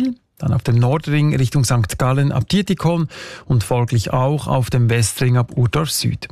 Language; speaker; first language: German; native; German